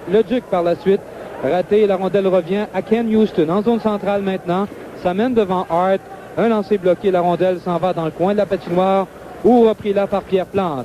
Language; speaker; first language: French; native; French